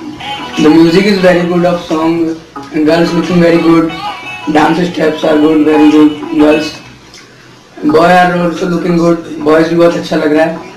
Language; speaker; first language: English; non-native, learner; Hindi